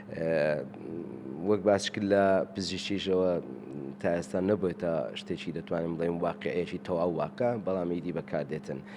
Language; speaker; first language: Central Kurdish; native; Central Kurdish